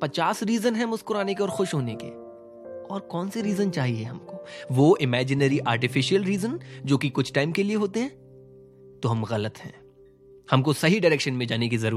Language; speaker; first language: Hindi; native; Hindi